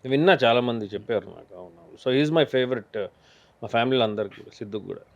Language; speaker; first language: Telugu; native; Telugu